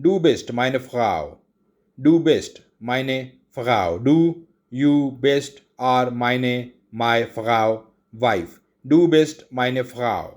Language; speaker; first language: German; non-native, learner; Urdu